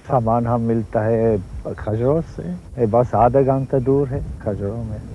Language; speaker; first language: Hindi; non-native, learner; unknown